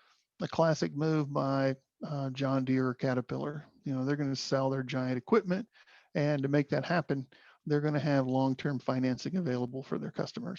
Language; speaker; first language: English; native; English